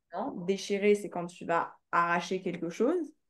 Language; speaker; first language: French; native; French